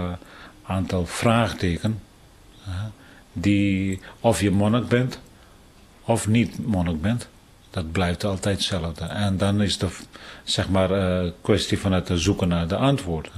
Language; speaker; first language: Dutch; non-native, fluent; Tibetan